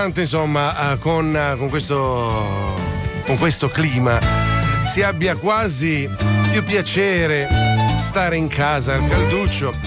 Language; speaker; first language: Italian; native; Italian